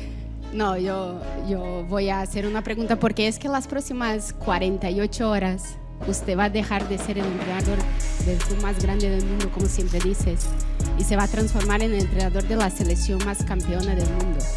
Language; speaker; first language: Spanish; non-native, fluent; Portuguese